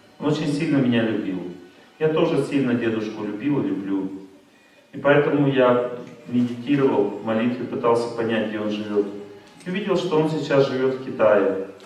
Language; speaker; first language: Russian; native; Russian